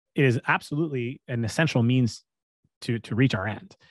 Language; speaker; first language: English; native; English